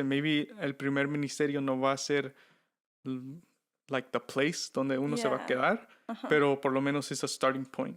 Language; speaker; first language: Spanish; early bilingual, heritage; Spanish